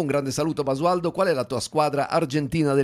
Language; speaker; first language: Italian; native; Italian